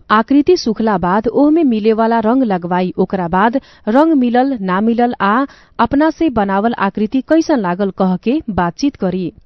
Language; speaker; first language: Bhojpuri; native; Bhojpuri